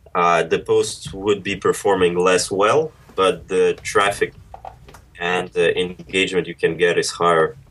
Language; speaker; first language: English; early bilingual, other home language; Russian